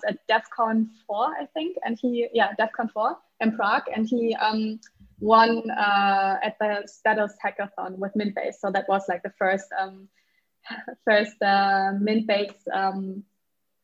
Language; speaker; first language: English; non-native, fluent; German